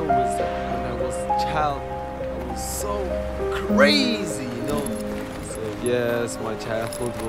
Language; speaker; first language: English; non-native, learner; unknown